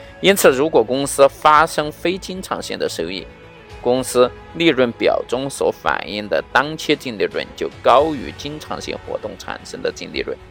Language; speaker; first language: Chinese; native; Chinese